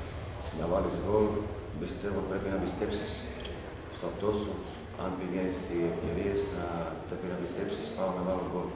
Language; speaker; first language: Greek; non-native, learner; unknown